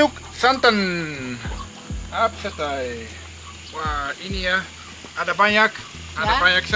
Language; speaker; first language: Indonesian; non-native, learner; Dutch